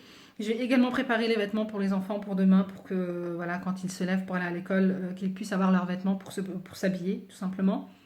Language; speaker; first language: French; native; French